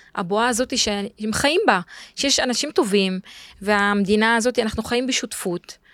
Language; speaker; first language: Hebrew; non-native, local second language; Arabic